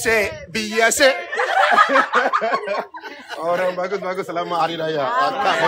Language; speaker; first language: Malay; native; Malay